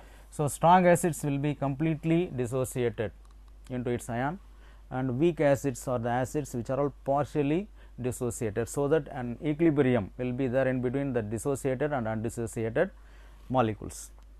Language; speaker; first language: English; non-native, local second language; Tamil